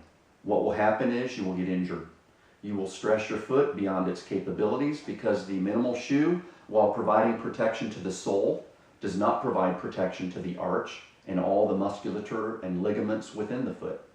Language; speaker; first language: English; native; English